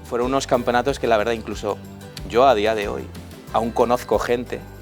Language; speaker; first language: Spanish; native; Spanish